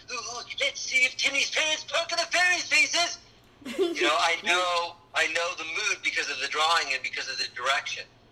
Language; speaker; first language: English; early bilingual, other home language; Spanish